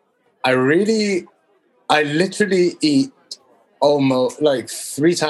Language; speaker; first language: English; non-native, local second language; Cantonese